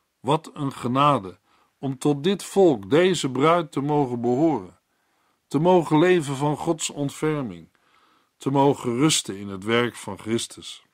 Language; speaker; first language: Dutch; native; Dutch